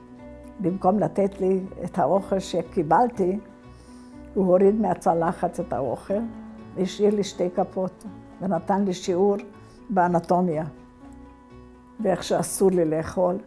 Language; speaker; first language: Hebrew; non-native, fluent; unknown